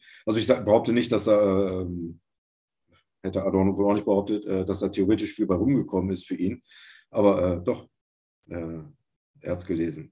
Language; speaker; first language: German; native; German